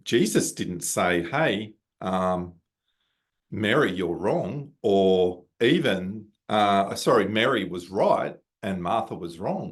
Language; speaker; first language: English; native; English